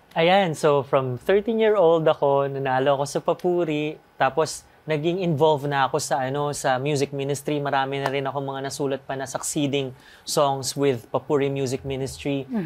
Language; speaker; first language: Filipino; native; Filipino